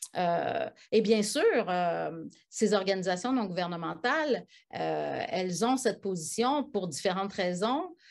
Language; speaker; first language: French; native; French